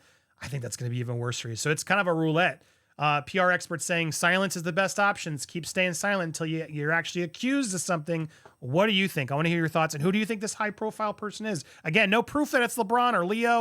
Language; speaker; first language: English; native; English